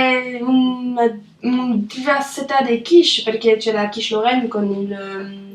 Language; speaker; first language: Italian; non-native, learner; French